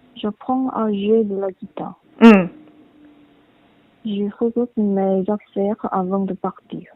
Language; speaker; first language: French; non-native, learner; Korean